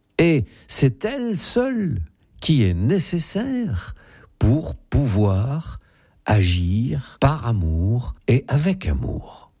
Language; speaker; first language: French; native; French